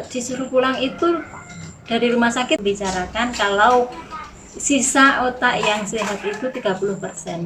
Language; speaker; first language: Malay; non-native, local second language; Javanese